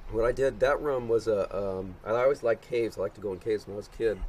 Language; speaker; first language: English; native; English